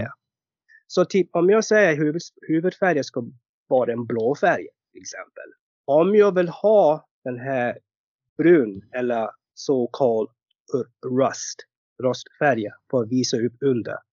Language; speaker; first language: Swedish; non-native, fluent; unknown